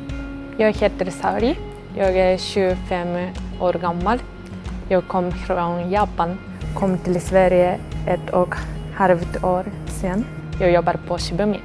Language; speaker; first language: Swedish; non-native, learner; Japanese